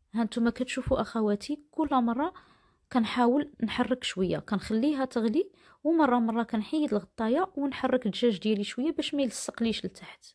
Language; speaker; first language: Arabic; native; Arabic